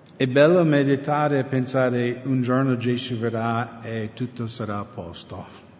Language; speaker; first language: Italian; non-native, fluent; English